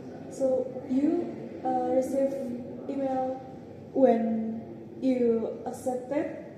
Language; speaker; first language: English; non-native, learner; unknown